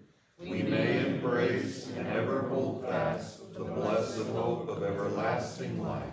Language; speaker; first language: English; native; English